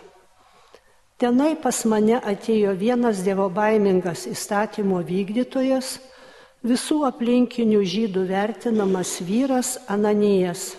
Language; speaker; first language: Lithuanian; native; Lithuanian